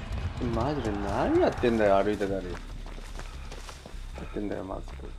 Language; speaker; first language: Japanese; native; Japanese